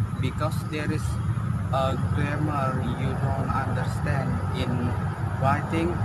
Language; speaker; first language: English; non-native, learner; Indonesian